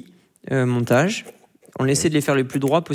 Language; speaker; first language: French; native; French